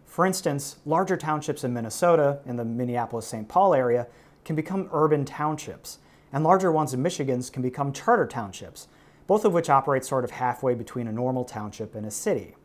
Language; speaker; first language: English; native; English